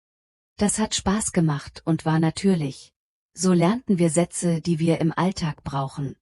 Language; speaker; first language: German; non-native, fluent; Polish